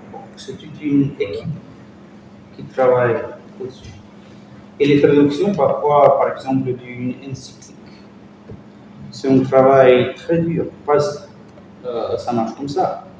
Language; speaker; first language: French; non-native, fluent; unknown